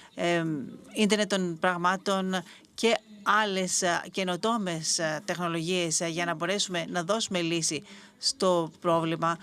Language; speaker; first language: Greek; native; Greek